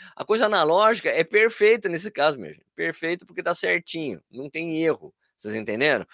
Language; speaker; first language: Portuguese; native; Portuguese